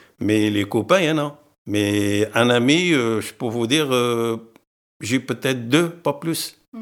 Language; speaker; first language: French; non-native, fluent; Arabic